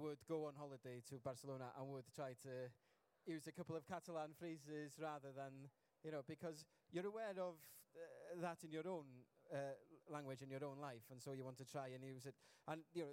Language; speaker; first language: English; non-native, local second language; Welsh